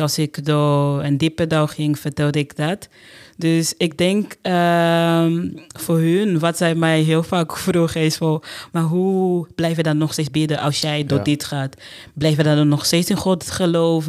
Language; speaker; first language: Dutch; non-native, fluent; Portuguese